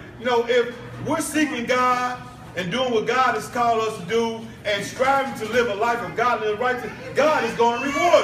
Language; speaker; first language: English; native; English